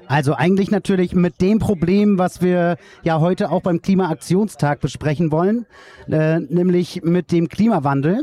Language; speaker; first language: German; native; German